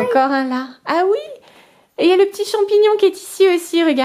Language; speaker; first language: French; native; French